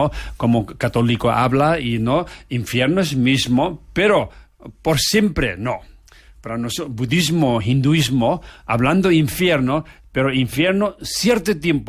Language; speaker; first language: Spanish; non-native, learner; Tibetan